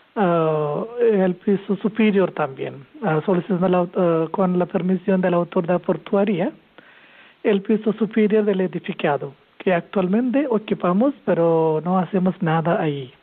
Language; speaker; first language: Spanish; non-native, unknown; Malayalam